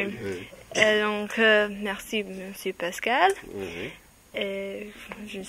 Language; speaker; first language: French; non-native, learner; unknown